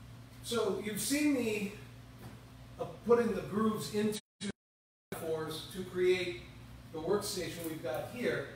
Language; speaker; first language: English; native; English